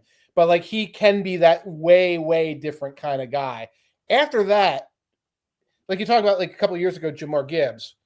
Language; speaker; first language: English; native; English